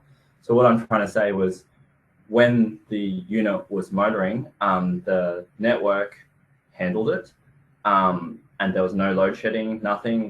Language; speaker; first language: English; native; English